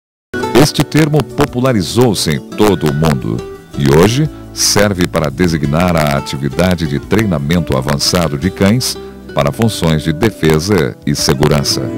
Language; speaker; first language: Portuguese; native; Portuguese